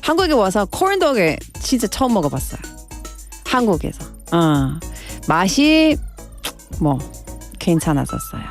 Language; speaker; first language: Korean; non-native, learner; English